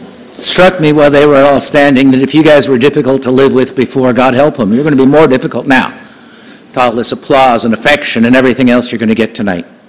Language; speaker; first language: English; native; English